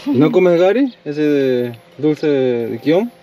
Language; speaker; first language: Spanish; native; Spanish